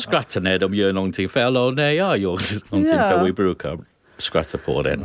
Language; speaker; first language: Swedish; non-native, fluent; English